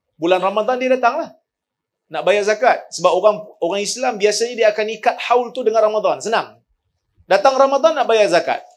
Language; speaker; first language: Malay; native; Malay